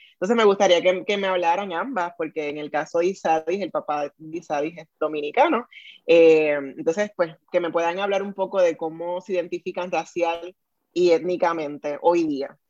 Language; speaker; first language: Spanish; native; Spanish